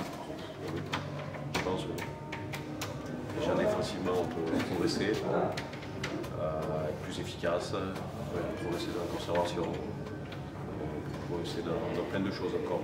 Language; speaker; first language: French; native; French